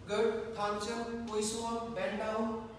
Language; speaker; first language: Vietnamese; non-native, learner; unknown